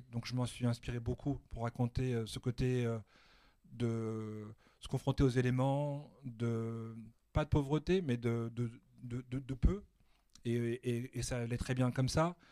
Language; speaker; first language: French; native; French